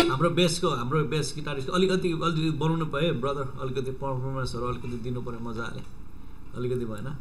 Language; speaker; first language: Nepali; native; Nepali